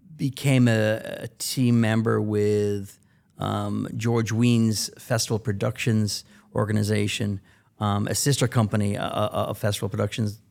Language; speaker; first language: English; native; English